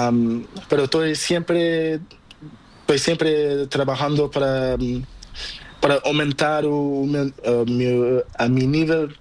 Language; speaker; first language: Spanish; non-native, learner; Portuguese